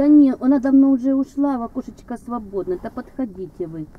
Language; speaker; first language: Russian; native; Russian